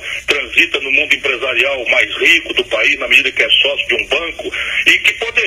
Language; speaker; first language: Portuguese; native; Portuguese